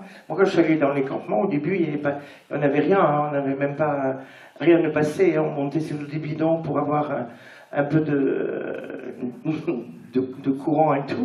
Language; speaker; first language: French; native; French